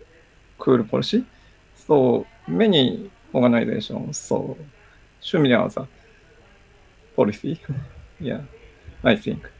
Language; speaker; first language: English; non-native, learner; Japanese